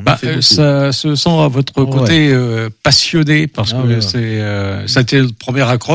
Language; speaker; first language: French; native; French